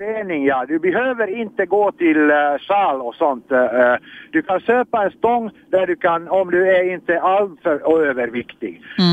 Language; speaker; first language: Swedish; non-native, fluent; Finnish